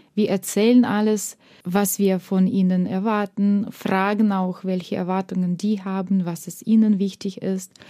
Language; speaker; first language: German; non-native, fluent; Russian